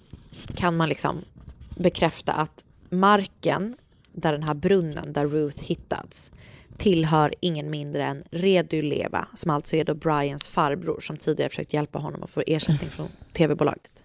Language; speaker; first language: Swedish; native; Swedish